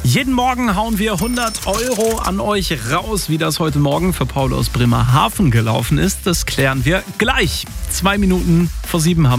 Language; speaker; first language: German; native; German